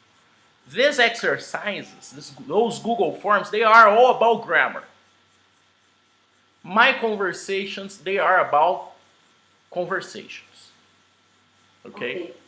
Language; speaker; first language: English; non-native, fluent; Portuguese